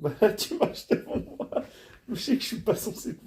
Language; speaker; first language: French; native; French